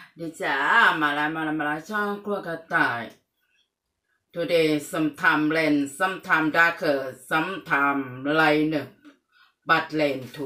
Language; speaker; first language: English; non-native, learner; Thai